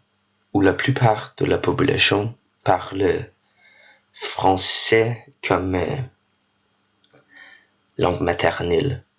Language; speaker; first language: French; non-native, learner; Danish